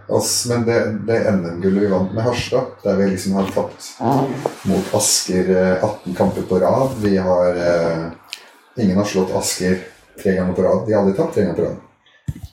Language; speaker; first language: Norwegian; early bilingual, other home language; Arabic